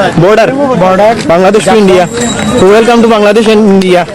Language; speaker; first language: Hindi; non-native, learner; Bangla